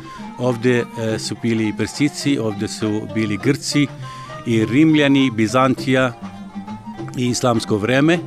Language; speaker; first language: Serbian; non-native, learner; Arabic